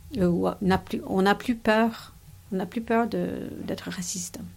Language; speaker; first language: French; non-native, fluent; English